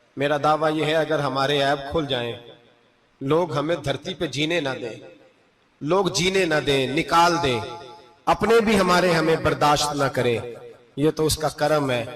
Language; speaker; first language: Urdu; non-native, local second language; Punjabi